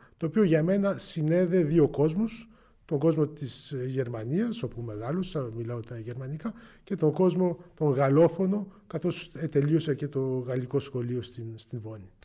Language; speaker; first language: Greek; early bilingual, heritage; Greek